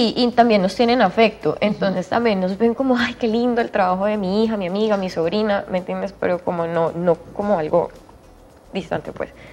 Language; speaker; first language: Spanish; native; Spanish